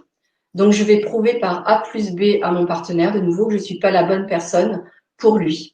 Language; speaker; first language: French; native; French